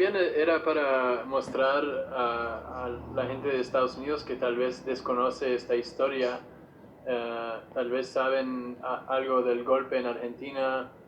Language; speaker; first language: Spanish; non-native, fluent; English